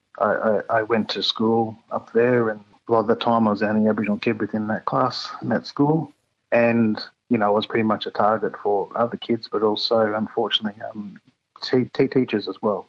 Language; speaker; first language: English; native; English